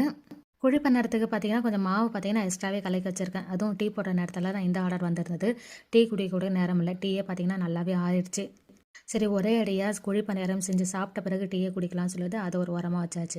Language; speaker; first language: Tamil; native; Tamil